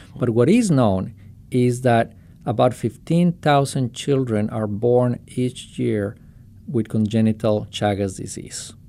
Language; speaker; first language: English; non-native, fluent; Spanish